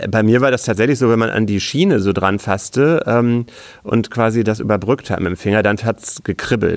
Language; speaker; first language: German; native; German